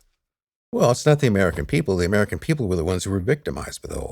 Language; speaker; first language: English; native; English